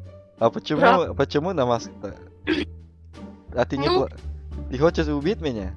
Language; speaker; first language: Russian; non-native, learner; Indonesian